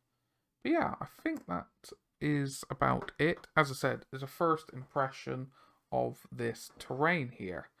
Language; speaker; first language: English; native; English